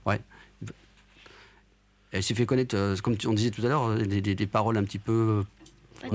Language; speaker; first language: French; native; French